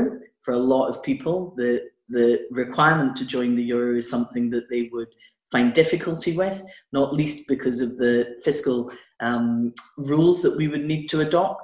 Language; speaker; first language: English; native; English